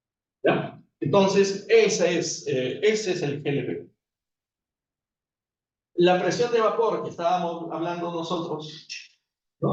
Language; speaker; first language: Spanish; native; Spanish